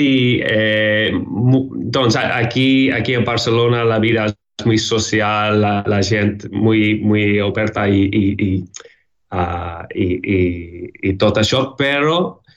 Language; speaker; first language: Catalan; non-native, learner; English